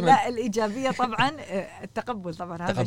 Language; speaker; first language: Arabic; native; Arabic